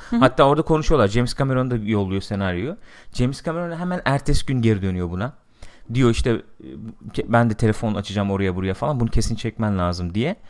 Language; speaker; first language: Turkish; native; Turkish